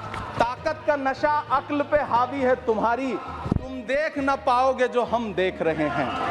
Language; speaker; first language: Hindi; native; Hindi